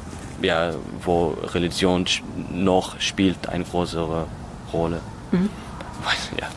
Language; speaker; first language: German; non-native, learner; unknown